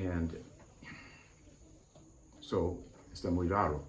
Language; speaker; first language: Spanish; non-native, learner; English